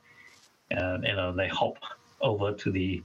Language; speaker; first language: English; non-native, local second language; Chinese